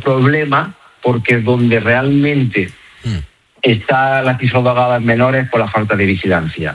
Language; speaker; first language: Spanish; native; Spanish